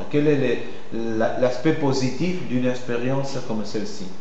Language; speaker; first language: French; non-native, fluent; Spanish